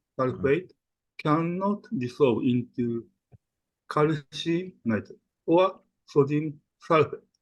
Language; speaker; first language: English; non-native, fluent; Japanese